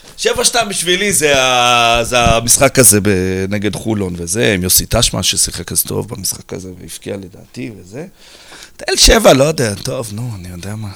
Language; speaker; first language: Hebrew; native; Hebrew